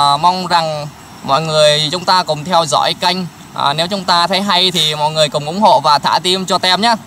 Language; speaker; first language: Vietnamese; non-native, local second language; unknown